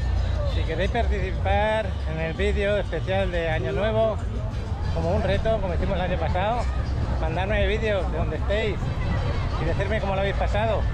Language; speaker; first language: Spanish; native; Spanish